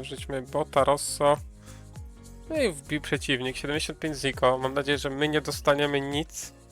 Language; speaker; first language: Polish; native; Polish